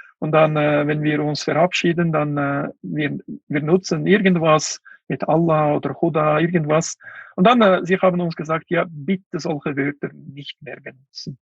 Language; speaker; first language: German; non-native, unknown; Uyghur